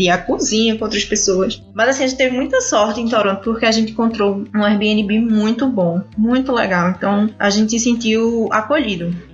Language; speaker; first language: Portuguese; native; Portuguese